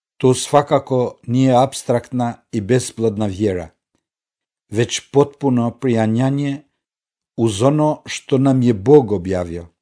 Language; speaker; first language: Croatian; non-native, fluent; Albanian